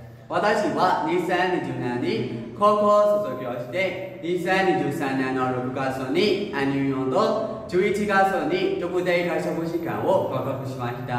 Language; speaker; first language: Japanese; non-native, learner; Burmese